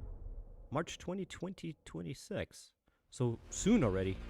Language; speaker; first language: English; native; English